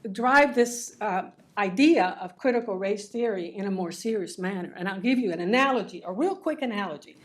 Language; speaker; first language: English; early bilingual, other home language; Spanish